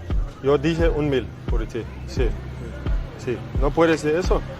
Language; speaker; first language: Spanish; non-native, learner; English